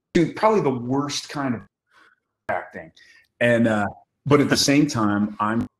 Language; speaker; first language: English; native; English